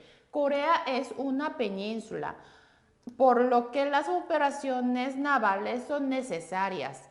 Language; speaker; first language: Spanish; non-native, fluent; Korean